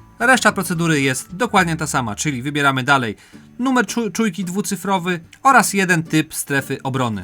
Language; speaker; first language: Polish; native; Polish